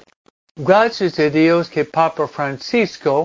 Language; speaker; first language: Spanish; non-native, fluent; English